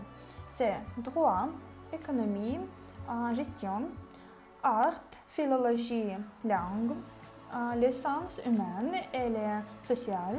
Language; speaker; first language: French; non-native, learner; Ukrainian